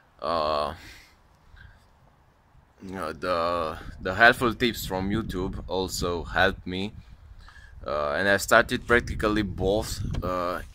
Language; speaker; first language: English; non-native, learner; Romanian